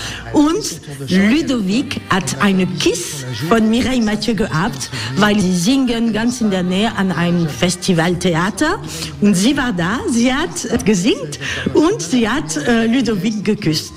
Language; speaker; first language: German; non-native, learner; French